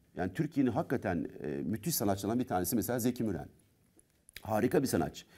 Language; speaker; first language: Turkish; native; Turkish